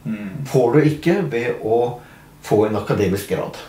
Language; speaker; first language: Norwegian; native; Norwegian